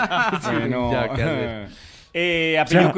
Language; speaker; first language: Spanish; native; Spanish